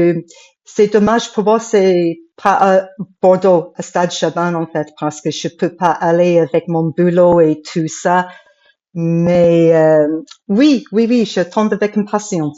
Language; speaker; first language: French; non-native, fluent; English